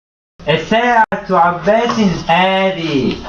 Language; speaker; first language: Arabic; non-native, fluent; Turkish